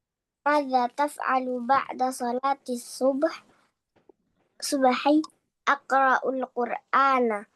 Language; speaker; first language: Arabic; non-native, learner; Indonesian